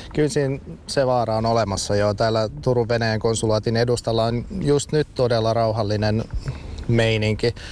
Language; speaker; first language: Finnish; native; Finnish